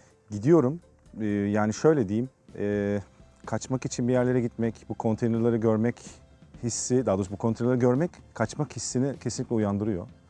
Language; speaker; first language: Turkish; native; Turkish